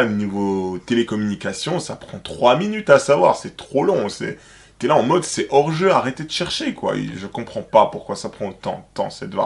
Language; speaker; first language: French; native; French